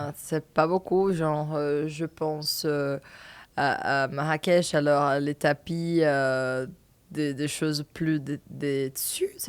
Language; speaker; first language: French; non-native, learner; Portuguese